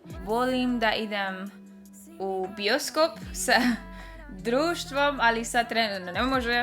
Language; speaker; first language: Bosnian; early bilingual, heritage; Dutch